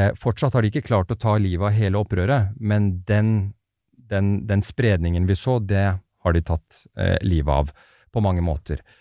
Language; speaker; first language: Norwegian; early bilingual, other home language; Persian